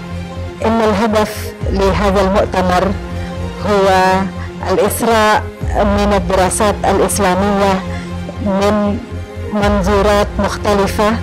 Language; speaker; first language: Arabic; non-native, fluent; Indonesian